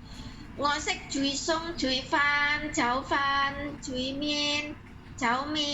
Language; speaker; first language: Cantonese; non-native, learner; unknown